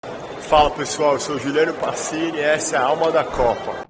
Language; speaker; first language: Portuguese; native; Portuguese